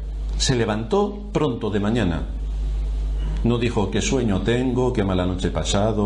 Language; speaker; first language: Spanish; native; Spanish